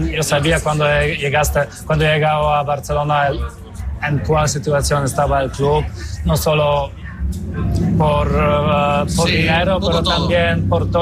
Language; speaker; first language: Spanish; non-native, fluent; Polish